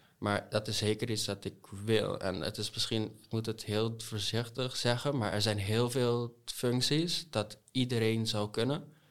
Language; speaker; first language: Dutch; non-native, local second language; Papiamento